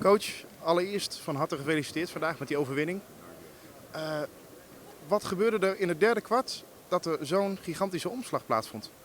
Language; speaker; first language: Dutch; native; Dutch